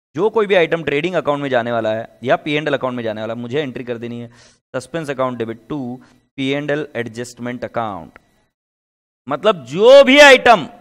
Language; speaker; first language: Hindi; native; Hindi